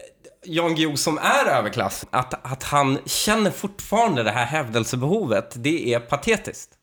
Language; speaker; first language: Swedish; native; Swedish